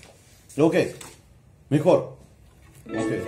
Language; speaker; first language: Spanish; non-native, learner; Russian